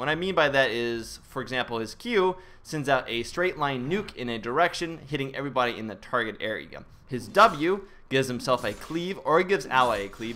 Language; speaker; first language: English; native; English